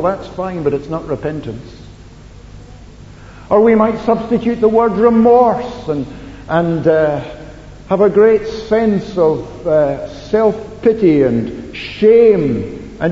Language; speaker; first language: English; native; English